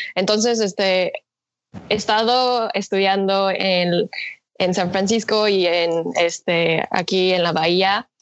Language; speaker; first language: Spanish; early bilingual, other home language; Korean